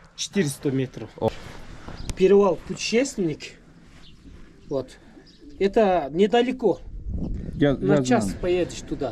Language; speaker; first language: Russian; non-native, local second language; Kyrgyz